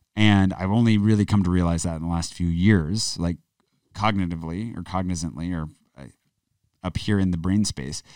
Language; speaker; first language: English; native; English